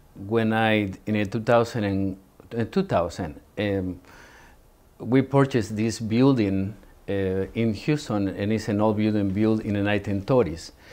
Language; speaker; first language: English; non-native, fluent; Spanish